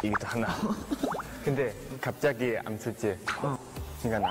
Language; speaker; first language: Korean; non-native, fluent; Chinese